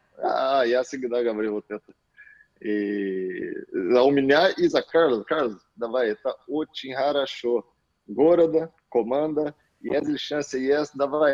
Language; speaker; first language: Russian; non-native, learner; Portuguese